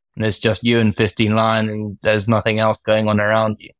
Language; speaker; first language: English; native; English